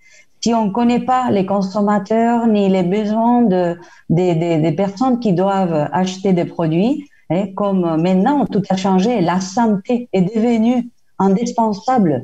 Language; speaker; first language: French; non-native, fluent; Spanish